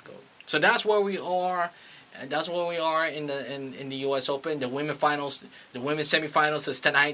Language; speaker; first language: English; native; English